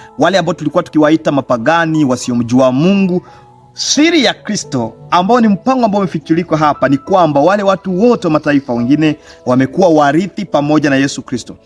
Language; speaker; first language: Swahili; native; Swahili